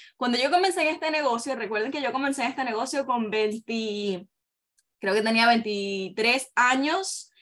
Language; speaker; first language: Spanish; native; Spanish